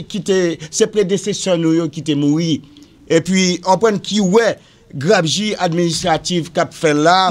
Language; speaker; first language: French; non-native, local second language; Haitian Creole